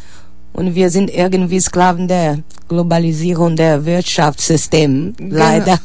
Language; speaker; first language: German; non-native, learner; Portuguese